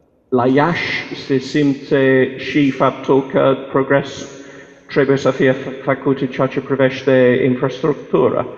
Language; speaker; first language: Romanian; non-native, fluent; English